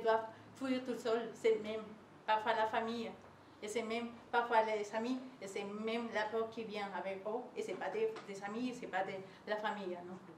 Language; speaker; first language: French; non-native, learner; Spanish